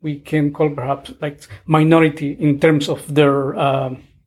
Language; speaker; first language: English; non-native, fluent; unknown